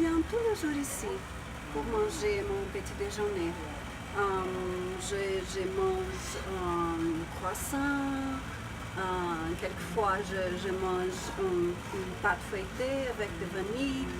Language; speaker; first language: French; non-native, learner; Portuguese